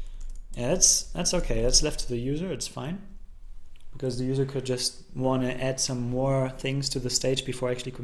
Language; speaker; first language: English; non-native, fluent; German